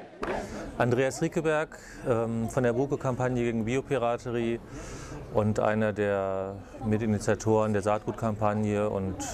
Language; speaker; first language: German; native; German